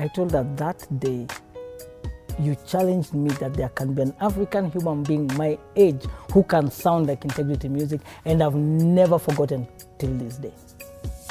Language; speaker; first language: English; non-native, local second language; Kikuyu